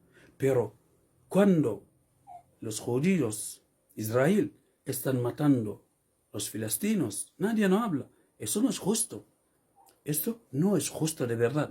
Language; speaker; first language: Spanish; non-native, learner; Fula